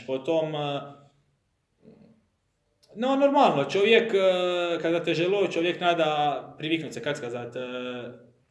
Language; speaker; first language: Russian; non-native, learner; Croatian